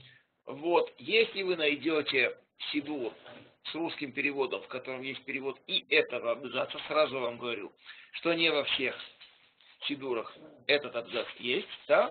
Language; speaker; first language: Russian; native; Russian